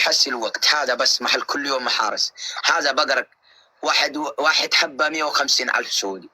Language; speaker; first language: Arabic; non-native, learner; Oromo